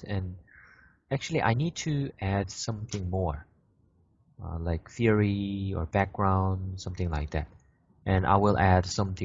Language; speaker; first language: English; non-native, fluent; Korean